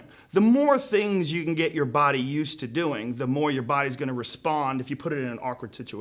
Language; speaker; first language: English; native; English